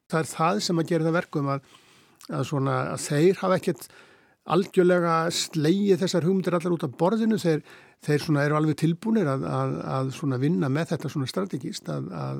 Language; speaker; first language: Icelandic; native; Icelandic